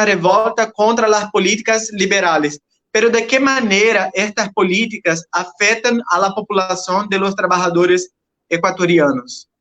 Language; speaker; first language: Spanish; non-native, learner; Portuguese